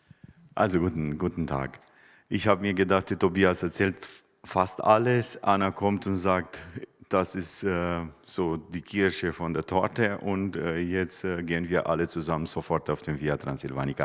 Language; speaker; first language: German; non-native, fluent; Romanian